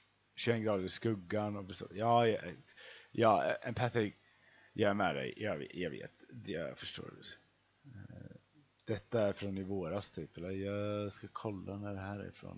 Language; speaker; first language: Swedish; native; Swedish